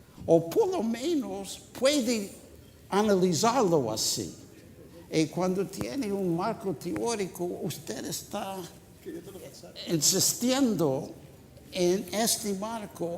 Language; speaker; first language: Spanish; non-native, fluent; English